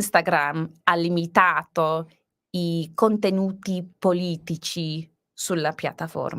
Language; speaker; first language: Italian; non-native, learner; English